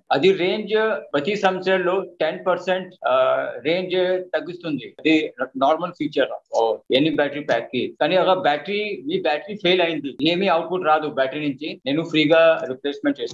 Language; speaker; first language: Telugu; non-native, local second language; Hindi